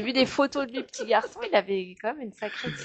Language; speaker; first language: French; native; French